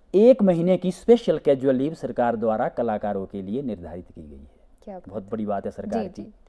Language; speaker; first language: Hindi; native; Hindi